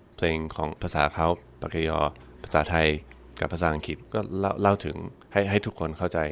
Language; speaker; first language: Thai; non-native, fluent; English